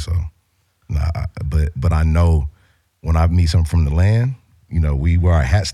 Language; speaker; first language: English; native; English